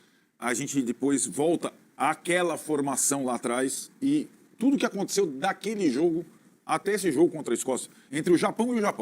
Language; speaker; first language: Portuguese; native; Portuguese